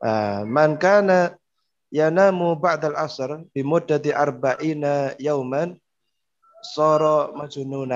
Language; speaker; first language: Arabic; non-native, fluent; Indonesian